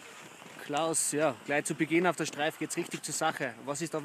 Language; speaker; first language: German; native; German